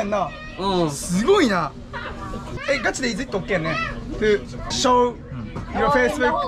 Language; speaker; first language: Japanese; native; Japanese